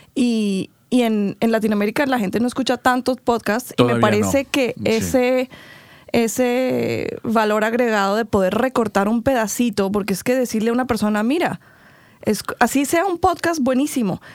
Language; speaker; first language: Spanish; native; Spanish